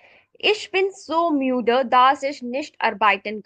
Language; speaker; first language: German; non-native, fluent; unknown